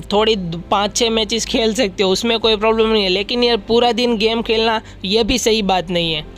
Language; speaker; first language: Hindi; non-native, local second language; Gujarati